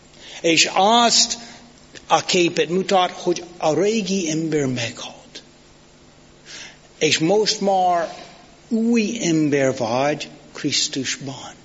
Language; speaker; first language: Hungarian; non-native, fluent; English